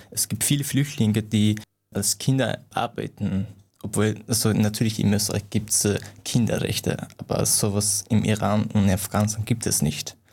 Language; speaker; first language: German; non-native, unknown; Persian